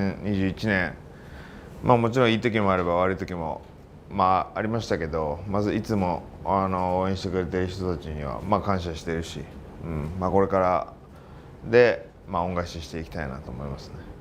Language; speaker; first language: Japanese; native; Japanese